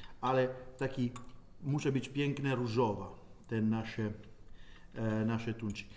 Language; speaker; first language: Polish; non-native, learner; Italian